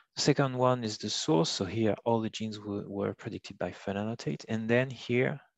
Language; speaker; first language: English; non-native, fluent; French